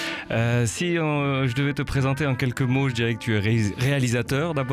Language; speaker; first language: French; native; French